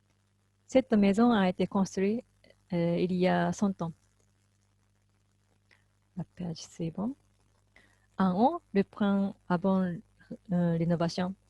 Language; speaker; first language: French; non-native, fluent; Japanese